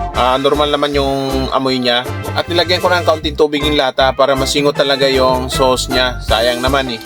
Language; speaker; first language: Filipino; non-native, local second language; Cebuano